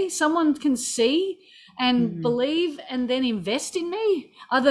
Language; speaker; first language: English; native; English